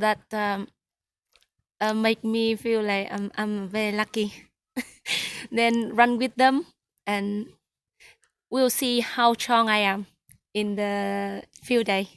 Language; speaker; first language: English; non-native, learner; Vietnamese